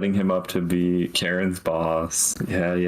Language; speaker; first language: English; native; English